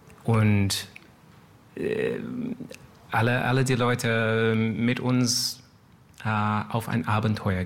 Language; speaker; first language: German; non-native, learner; English